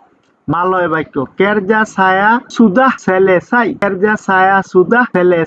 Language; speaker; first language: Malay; non-native, fluent; Bangla